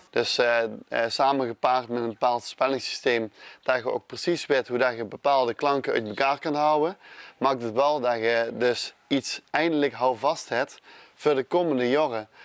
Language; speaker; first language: Dutch; native; Dutch